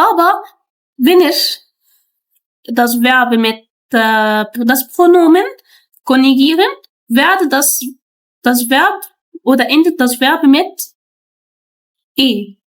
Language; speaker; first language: German; non-native, learner; Arabic